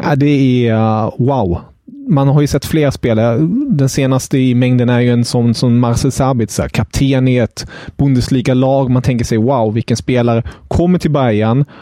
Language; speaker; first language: Swedish; non-native, fluent; German